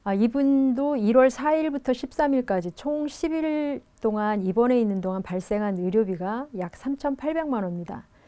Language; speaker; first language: Korean; native; Korean